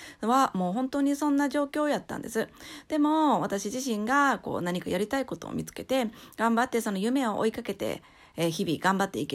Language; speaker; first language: Japanese; native; Japanese